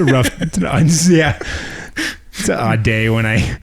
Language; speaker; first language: English; native; English